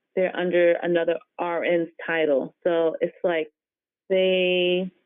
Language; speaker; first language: English; native; English